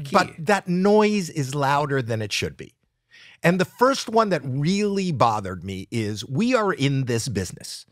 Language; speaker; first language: English; native; English